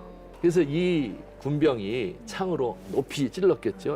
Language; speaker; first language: Korean; native; Korean